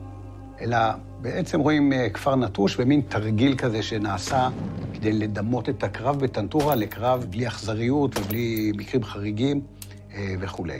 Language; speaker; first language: Hebrew; native; Hebrew